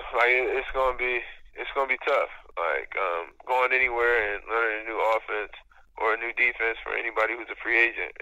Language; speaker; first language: English; native; English